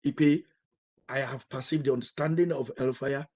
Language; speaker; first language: English; non-native, local second language; Yoruba